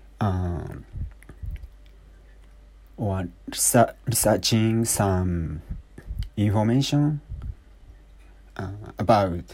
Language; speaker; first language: English; non-native, learner; Japanese